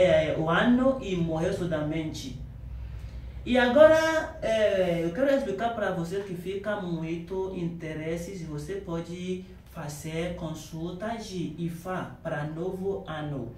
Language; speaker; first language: Portuguese; non-native, learner; Yoruba